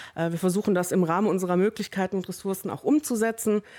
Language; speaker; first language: German; native; German